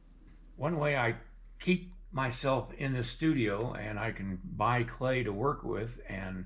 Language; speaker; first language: English; native; English